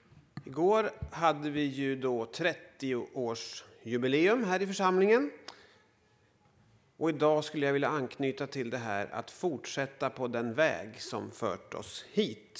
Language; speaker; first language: Swedish; native; Swedish